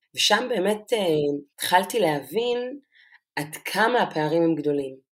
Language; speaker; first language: Hebrew; non-native, local second language; Arabic